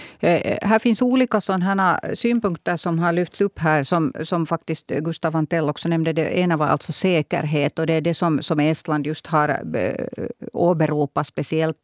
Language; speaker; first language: Swedish; native; Swedish